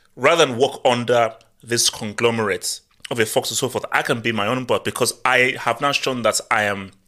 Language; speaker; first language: English; non-native, local second language; Yoruba